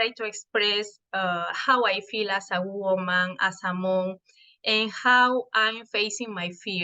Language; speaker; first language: English; non-native, fluent; Spanish